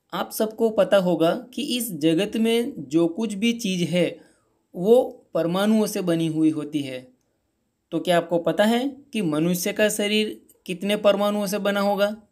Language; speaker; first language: Hindi; non-native, local second language; Gujarati